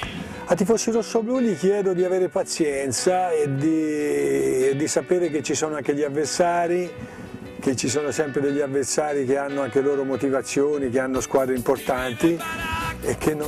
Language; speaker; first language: Italian; native; Italian